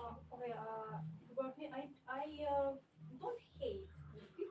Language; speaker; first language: English; non-native, learner; Ukrainian